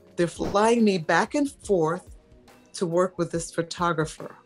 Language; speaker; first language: English; native; English